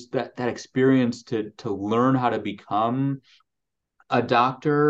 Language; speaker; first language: English; native; English